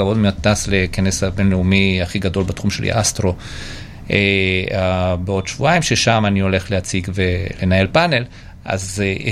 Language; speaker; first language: Hebrew; non-native, fluent; Georgian